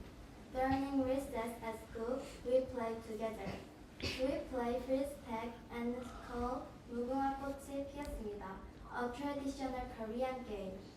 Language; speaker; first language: English; non-native, learner; Korean